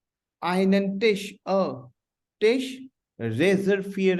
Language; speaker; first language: German; non-native, fluent; Hindi